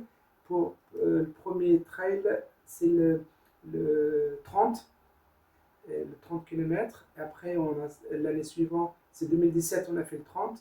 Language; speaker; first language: French; non-native, learner; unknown